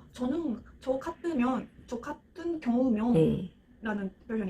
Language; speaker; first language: Korean; non-native, learner; Japanese